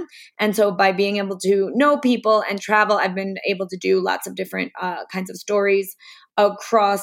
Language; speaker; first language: English; native; English